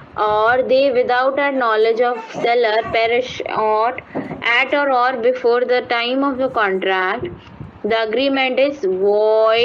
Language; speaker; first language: English; non-native, local second language; Hindi